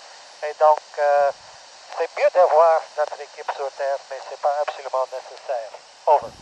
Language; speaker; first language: French; non-native, local second language; English